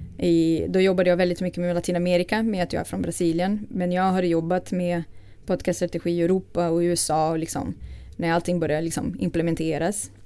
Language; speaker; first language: Swedish; non-native, fluent; Portuguese